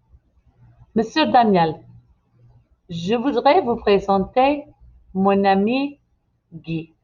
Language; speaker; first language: French; non-native, fluent; English